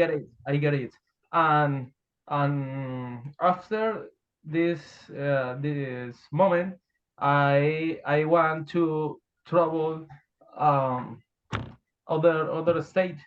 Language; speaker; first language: English; non-native, learner; Spanish